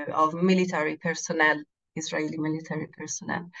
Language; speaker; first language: English; non-native, fluent; Italian